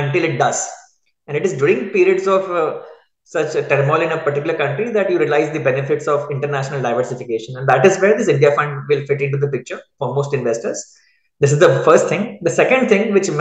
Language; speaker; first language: English; non-native, local second language; Hindi